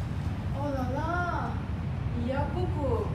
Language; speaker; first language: French; non-native, learner; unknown